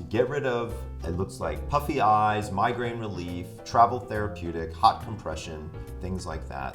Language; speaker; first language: English; native; English